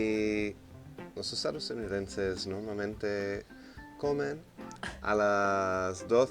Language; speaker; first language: Spanish; non-native, fluent; English